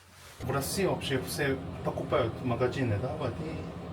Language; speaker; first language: Russian; non-native, learner; Korean